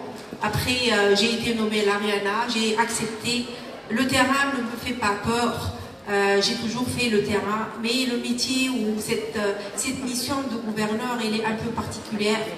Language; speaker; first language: French; non-native, local second language; Arabic